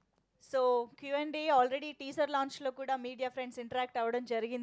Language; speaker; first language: Telugu; native; Telugu